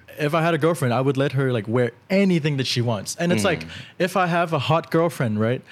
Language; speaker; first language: English; early bilingual, other home language; Thai